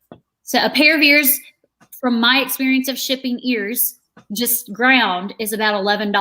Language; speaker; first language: English; native; English